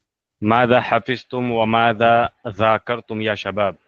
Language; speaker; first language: Arabic; non-native, fluent; Urdu